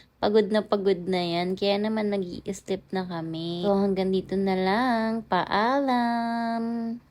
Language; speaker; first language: Filipino; native; Filipino